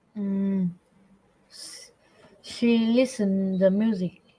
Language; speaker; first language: English; non-native, learner; Vietnamese